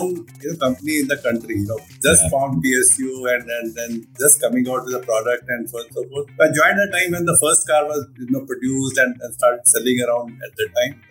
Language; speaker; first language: English; non-native, local second language; Punjabi